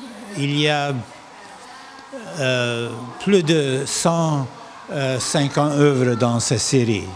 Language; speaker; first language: French; non-native, local second language; English